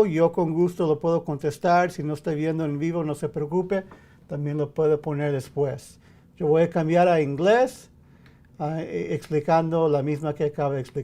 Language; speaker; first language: Spanish; early bilingual, heritage; English